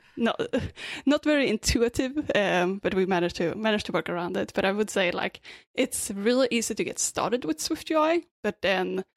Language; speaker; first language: English; non-native, fluent; Swedish